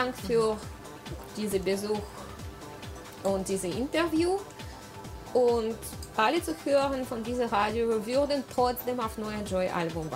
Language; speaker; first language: German; non-native, learner; Russian